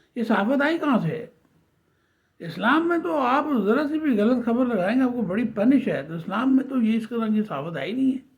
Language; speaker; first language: Urdu; non-native, local second language; Punjabi